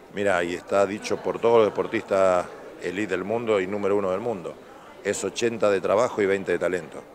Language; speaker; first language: Spanish; native; Spanish